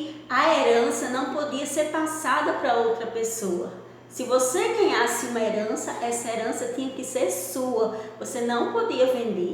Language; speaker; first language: Portuguese; native; Portuguese